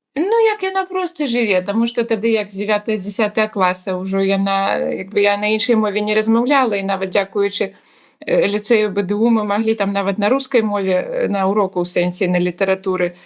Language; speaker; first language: Belarusian; non-native, local second language; Russian